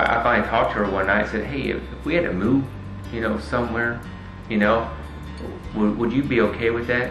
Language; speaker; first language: English; native; English